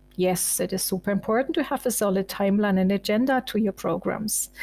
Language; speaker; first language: English; non-native, fluent; German